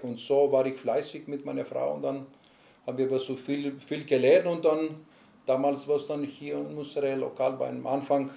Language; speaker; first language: German; non-native, learner; Greek